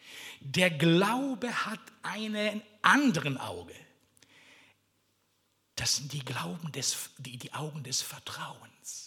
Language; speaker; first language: German; non-native, fluent; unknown